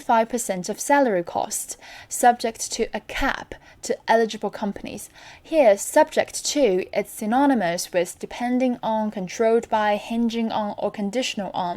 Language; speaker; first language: English; non-native, fluent; Chinese